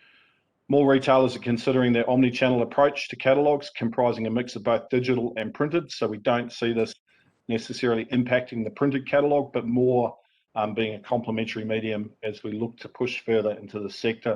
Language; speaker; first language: English; native; English